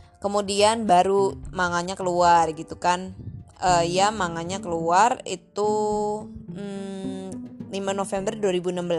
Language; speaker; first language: Indonesian; native; Indonesian